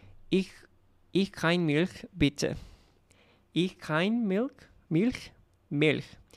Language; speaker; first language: German; non-native, learner; Portuguese